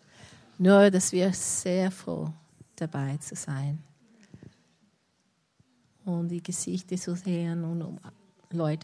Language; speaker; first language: German; non-native, learner; English